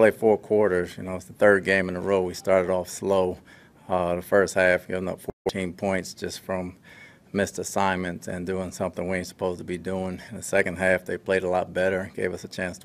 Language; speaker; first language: English; native; English